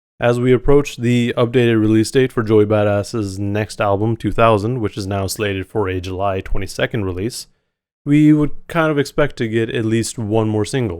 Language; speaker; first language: English; native; English